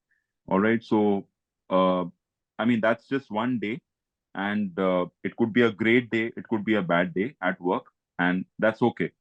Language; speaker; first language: English; non-native, local second language; Hindi